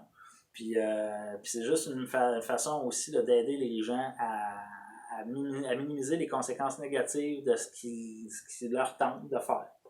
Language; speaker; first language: French; native; French